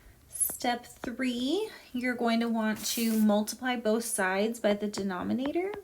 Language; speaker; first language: English; native; English